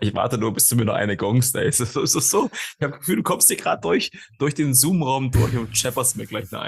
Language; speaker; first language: German; native; German